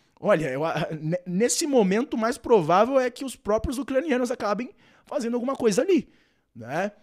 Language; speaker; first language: Portuguese; native; Portuguese